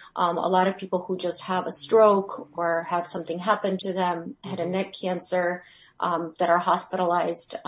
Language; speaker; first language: English; early bilingual, other home language; Russian